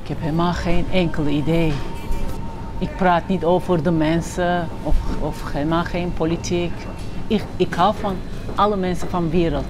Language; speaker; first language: Dutch; non-native, learner; Turkish